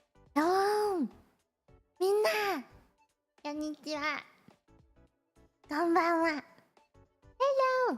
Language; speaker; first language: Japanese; non-native, learner; Cantonese